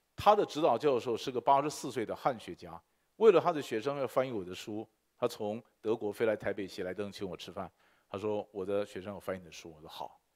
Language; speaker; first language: Chinese; native; Chinese